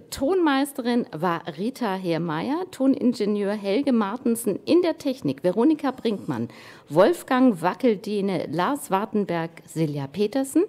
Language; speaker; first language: German; native; German